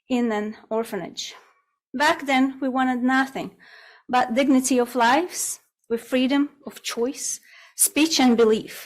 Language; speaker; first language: English; non-native, fluent; Russian